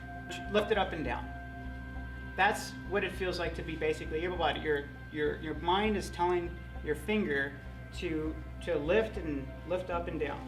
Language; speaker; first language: English; native; English